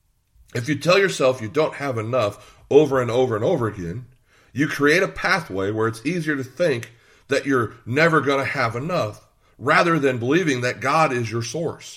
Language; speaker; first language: English; native; English